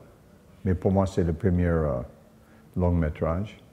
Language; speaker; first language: French; non-native, fluent; English